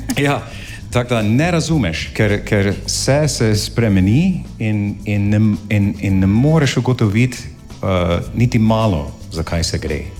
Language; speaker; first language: Slovenian; non-native, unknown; English